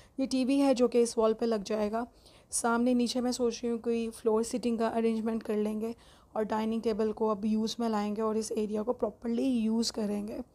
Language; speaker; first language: Urdu; native; Urdu